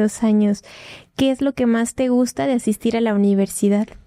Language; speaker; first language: Spanish; native; Spanish